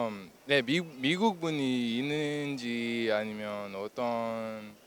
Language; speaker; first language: Korean; non-native, fluent; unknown